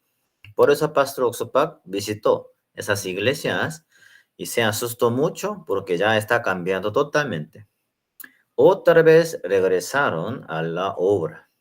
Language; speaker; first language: Spanish; non-native, learner; Korean